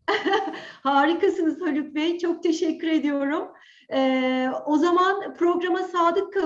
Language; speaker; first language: Turkish; native; Turkish